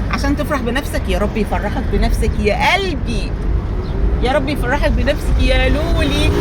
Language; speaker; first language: Arabic; native; Arabic